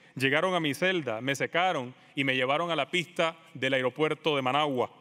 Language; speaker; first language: Spanish; native; Spanish